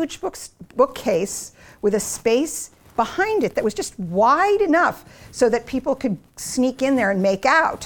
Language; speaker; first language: English; native; English